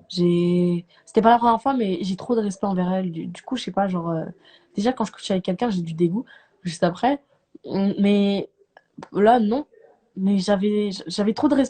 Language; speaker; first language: French; native; French